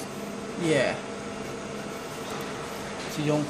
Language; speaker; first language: Chinese; native; Chinese